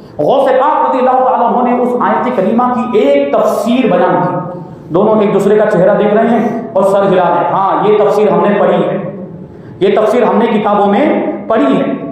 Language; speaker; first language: Urdu; native; Urdu